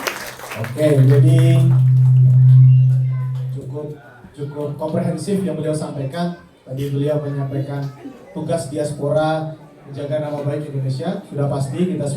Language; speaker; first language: Indonesian; native; Indonesian